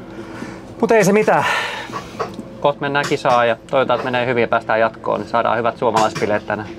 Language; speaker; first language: Finnish; native; Finnish